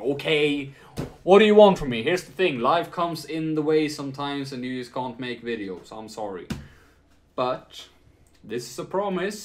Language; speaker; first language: English; non-native, fluent; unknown